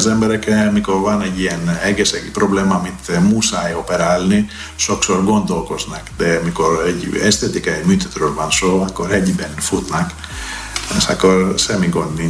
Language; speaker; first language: Hungarian; non-native, fluent; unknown